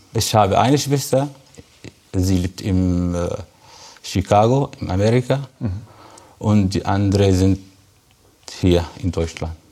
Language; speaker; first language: German; non-native, learner; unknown